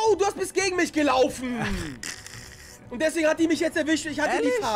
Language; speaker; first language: German; native; German